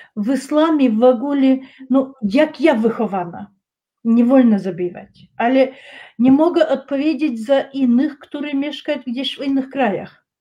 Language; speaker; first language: Polish; non-native, learner; Russian